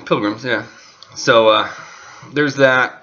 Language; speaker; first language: English; native; English